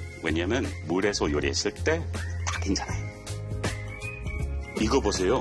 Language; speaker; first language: Korean; non-native, learner; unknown